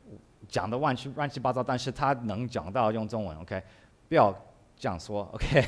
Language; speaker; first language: Chinese; early bilingual, heritage; English